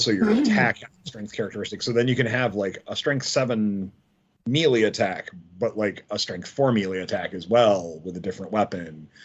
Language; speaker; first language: English; native; English